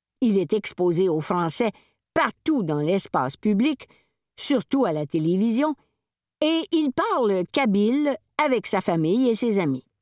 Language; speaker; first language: French; native; French